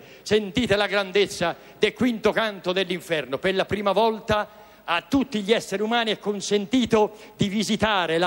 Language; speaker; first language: Italian; native; Italian